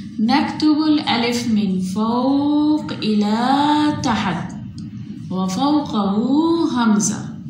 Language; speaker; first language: Urdu; native; Urdu